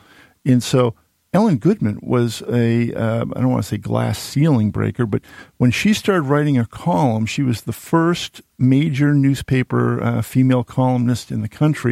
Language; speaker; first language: English; native; English